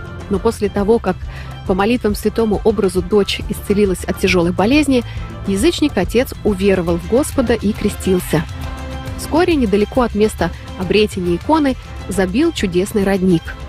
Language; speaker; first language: Russian; native; Russian